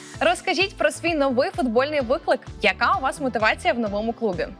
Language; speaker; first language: Ukrainian; native; Ukrainian